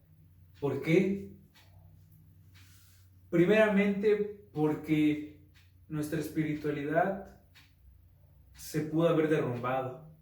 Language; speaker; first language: Spanish; native; Spanish